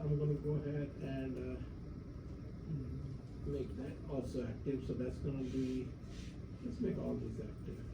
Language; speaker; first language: English; non-native, fluent; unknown